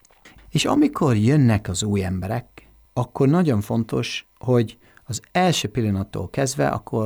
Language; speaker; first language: Hungarian; non-native, fluent; English